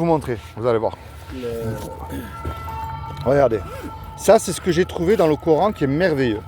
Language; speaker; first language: French; native; French